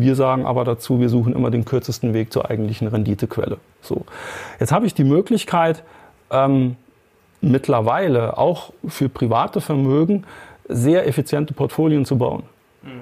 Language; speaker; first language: German; native; German